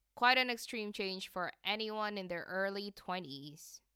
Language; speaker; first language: English; non-native, fluent; Indonesian